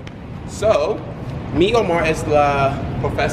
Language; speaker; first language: Spanish; non-native, learner; English